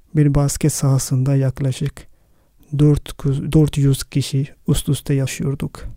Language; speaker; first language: Turkish; non-native, fluent; Arabic